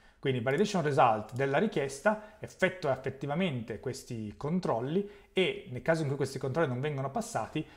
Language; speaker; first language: Italian; native; Italian